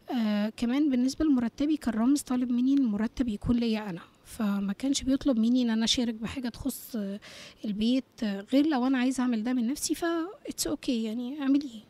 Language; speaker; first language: Arabic; native; Arabic